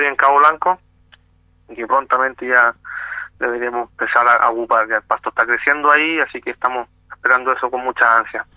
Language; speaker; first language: Spanish; native; Spanish